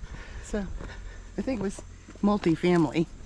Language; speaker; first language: English; native; English